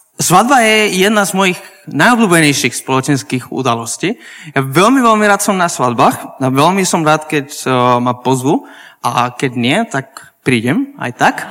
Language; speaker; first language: Slovak; non-native, fluent; Spanish